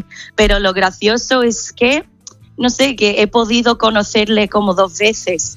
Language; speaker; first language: Spanish; non-native, fluent; English